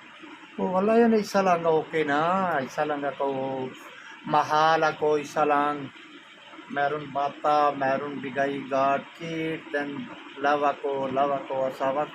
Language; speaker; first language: Filipino; non-native, learner; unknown